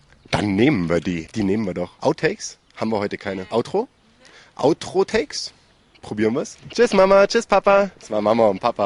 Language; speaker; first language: German; native; German